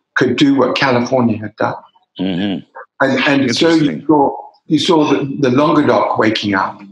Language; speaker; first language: English; native; English